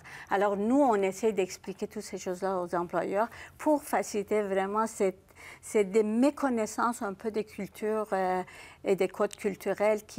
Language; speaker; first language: French; non-native, fluent; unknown